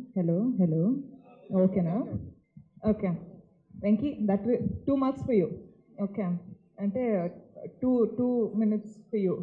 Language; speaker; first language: Telugu; native; Telugu